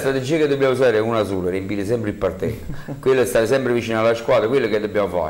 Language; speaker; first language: Italian; native; Italian